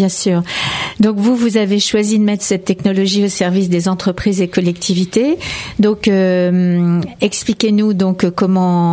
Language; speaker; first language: French; native; French